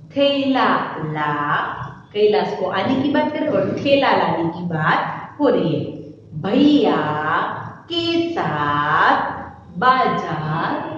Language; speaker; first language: Hindi; non-native, local second language; Gujarati